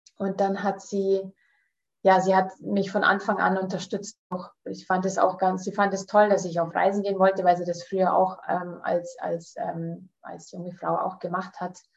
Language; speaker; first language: German; early bilingual, heritage; German